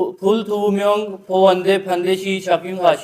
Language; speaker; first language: Korean; non-native, learner; Urdu